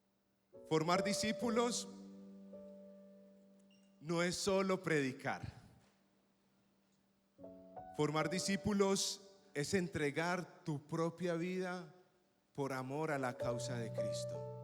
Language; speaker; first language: Spanish; native; Spanish